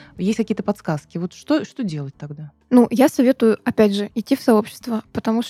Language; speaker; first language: Russian; native; Russian